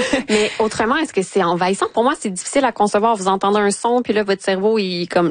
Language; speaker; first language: French; native; French